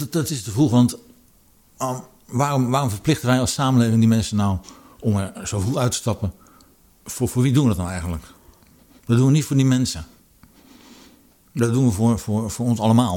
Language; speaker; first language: Dutch; native; Dutch